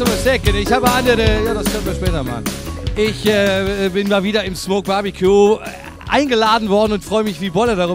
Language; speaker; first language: German; native; German